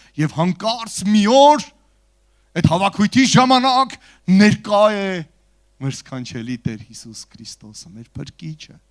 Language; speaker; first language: Armenian; native; Armenian